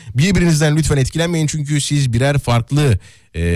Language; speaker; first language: Turkish; native; Turkish